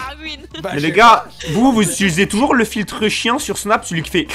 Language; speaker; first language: French; native; French